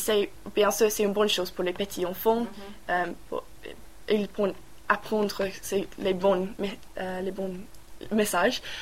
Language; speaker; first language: French; non-native, learner; English